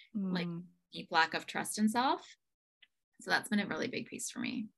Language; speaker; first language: English; native; English